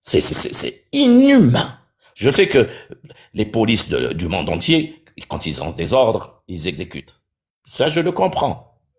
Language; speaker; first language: French; non-native, local second language; Arabic